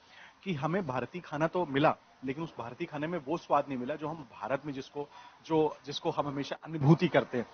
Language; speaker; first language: Hindi; native; Hindi